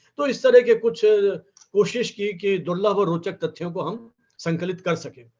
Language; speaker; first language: Hindi; native; Hindi